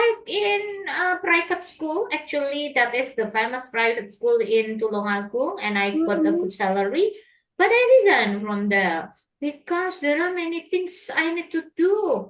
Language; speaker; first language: English; non-native, learner; Indonesian